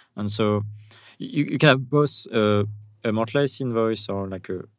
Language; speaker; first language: English; non-native, fluent; French